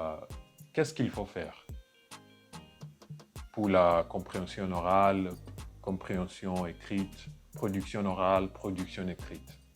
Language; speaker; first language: French; non-native, fluent; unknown